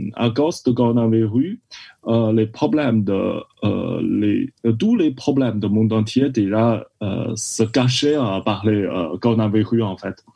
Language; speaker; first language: French; non-native, learner; Chinese